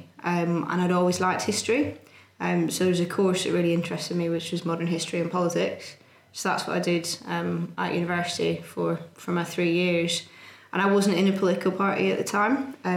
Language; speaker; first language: English; native; English